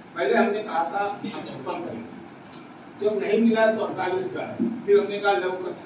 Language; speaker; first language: Hindi; native; Hindi